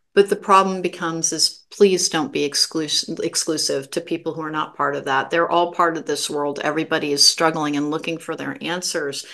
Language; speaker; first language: English; native; English